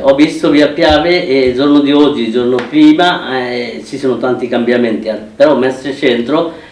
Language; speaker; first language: Italian; non-native, fluent; Bangla